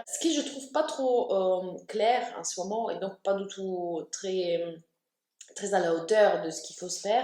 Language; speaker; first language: French; non-native, fluent; German